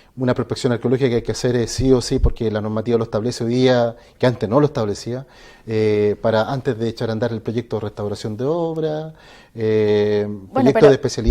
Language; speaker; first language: Spanish; native; Spanish